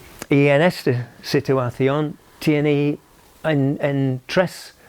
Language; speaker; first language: Spanish; non-native, fluent; English